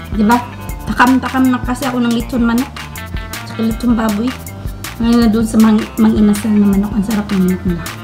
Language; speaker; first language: Filipino; non-native, local second language; Cebuano